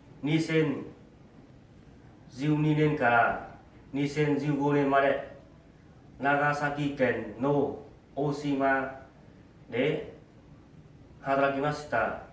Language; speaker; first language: Japanese; non-native, learner; Vietnamese